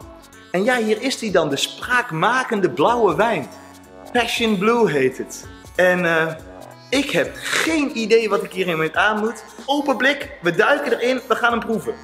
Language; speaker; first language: Dutch; native; Dutch